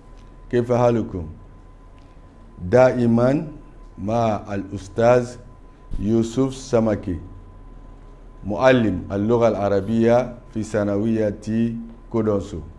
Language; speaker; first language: Arabic; non-native, fluent; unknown